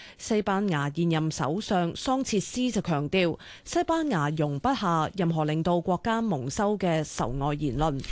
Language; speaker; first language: Cantonese; native; Cantonese